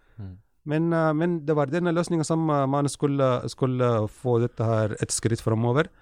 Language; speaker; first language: Norwegian; non-native, fluent; Arabic